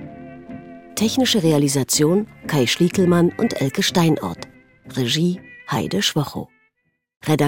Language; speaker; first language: German; native; German